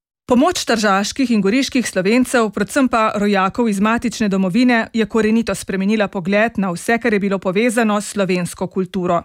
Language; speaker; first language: Slovenian; native; Slovenian